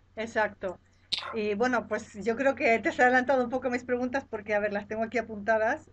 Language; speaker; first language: Spanish; native; Spanish